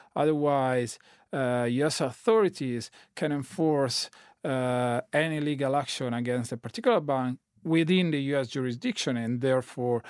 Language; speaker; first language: English; non-native, fluent; Italian